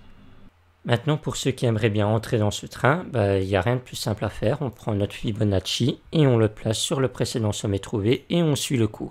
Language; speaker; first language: French; native; French